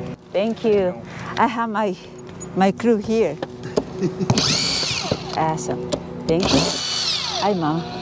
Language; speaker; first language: English; non-native, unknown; Spanish